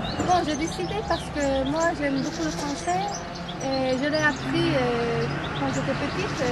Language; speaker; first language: French; non-native, fluent; Galician